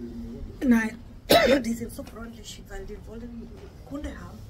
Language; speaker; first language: German; non-native, learner; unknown